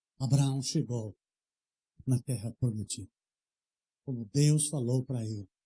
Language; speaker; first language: Portuguese; native; Portuguese